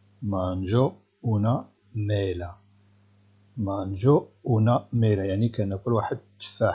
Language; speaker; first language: Italian; non-native, fluent; Arabic